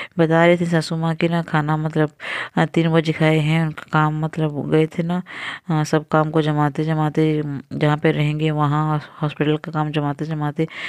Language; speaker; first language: Hindi; native; Hindi